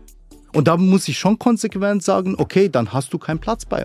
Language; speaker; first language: German; early bilingual, other home language; Arabic